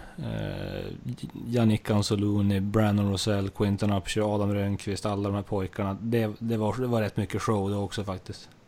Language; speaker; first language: Swedish; native; Swedish